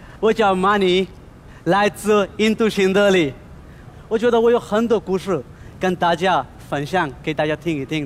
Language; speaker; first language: Chinese; non-native, local second language; Hindi